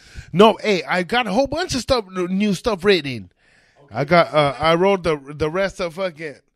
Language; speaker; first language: English; native; English